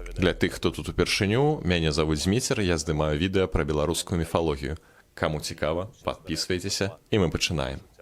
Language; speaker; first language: Belarusian; non-native, local second language; Russian